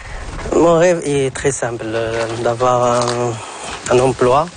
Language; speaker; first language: French; non-native, local second language; Arabic